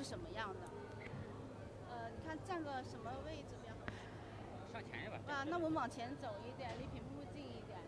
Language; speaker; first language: Chinese; native; Chinese